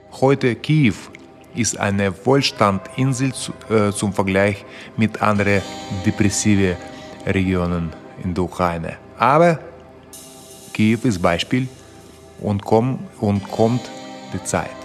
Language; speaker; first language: German; non-native, fluent; Russian